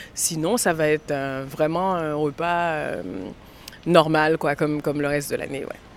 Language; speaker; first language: French; native; French